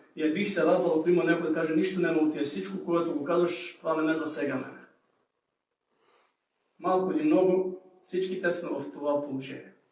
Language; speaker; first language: Bulgarian; native; Bulgarian